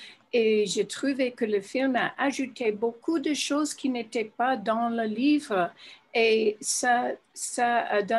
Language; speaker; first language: French; non-native, fluent; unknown